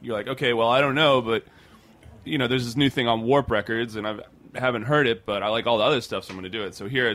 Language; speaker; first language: English; native; English